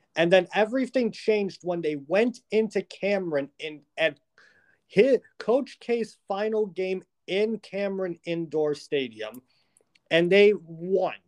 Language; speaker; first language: English; native; English